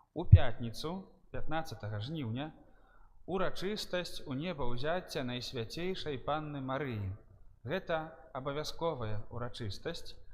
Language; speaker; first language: Belarusian; native; Belarusian